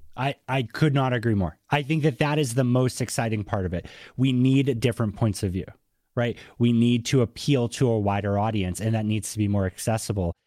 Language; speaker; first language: English; native; English